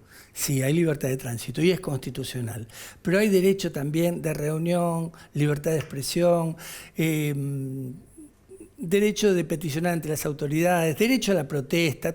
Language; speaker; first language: Spanish; native; Spanish